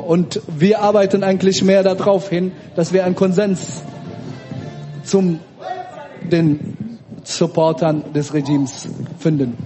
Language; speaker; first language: German; early bilingual, other home language; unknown